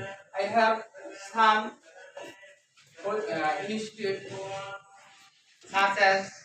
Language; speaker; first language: English; non-native, local second language; Bangla